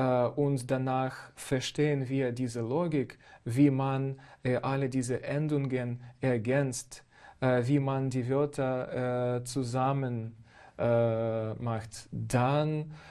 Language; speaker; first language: German; non-native, fluent; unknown